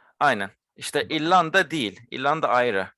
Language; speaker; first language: Turkish; early bilingual, heritage; Turkish